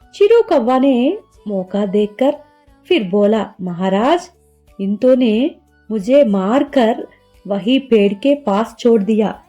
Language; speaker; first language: Hindi; non-native, local second language; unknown